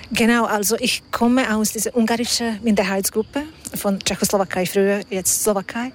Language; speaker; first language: German; non-native, fluent; Hungarian